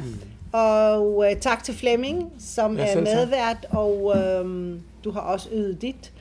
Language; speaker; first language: Danish; non-native, fluent; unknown